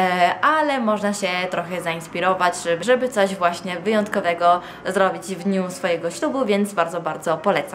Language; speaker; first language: Polish; non-native, fluent; Italian